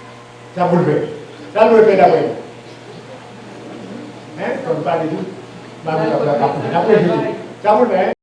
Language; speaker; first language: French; non-native, local second language; Haitian Creole